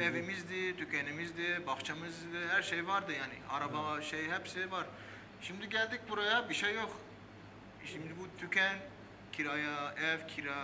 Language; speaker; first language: Turkish; early bilingual, heritage; Armenian